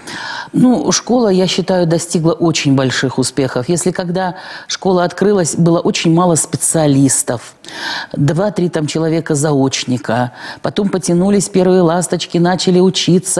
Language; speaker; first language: Russian; native; Russian